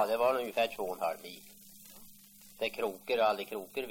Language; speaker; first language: Swedish; native; Swedish